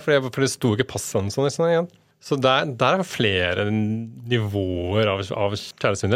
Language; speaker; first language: Norwegian; native; Norwegian